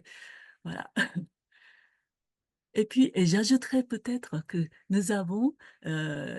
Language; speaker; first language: French; non-native, fluent; Japanese